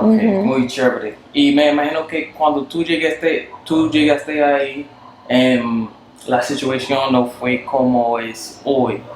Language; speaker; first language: Spanish; non-native, learner; English